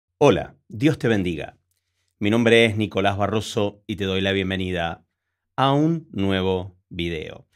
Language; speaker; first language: Spanish; native; Spanish